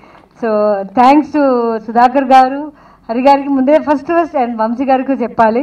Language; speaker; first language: Telugu; non-native, fluent; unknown